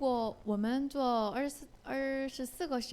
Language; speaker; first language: Chinese; non-native, learner; Korean